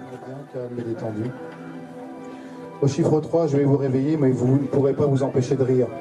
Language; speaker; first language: French; native; French